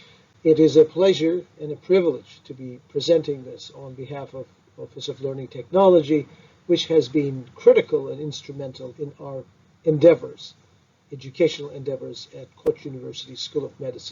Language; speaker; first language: English; non-native, fluent; Turkish